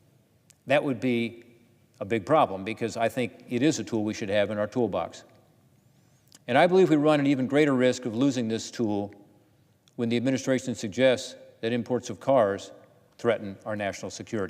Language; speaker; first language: English; native; English